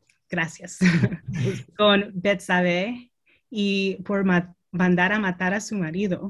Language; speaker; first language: Spanish; early bilingual, heritage; Spanish